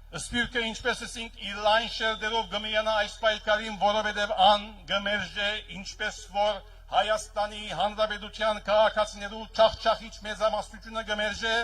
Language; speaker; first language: Armenian; early bilingual, heritage; Armenian